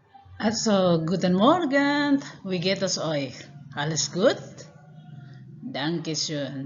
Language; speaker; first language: German; non-native, fluent; Indonesian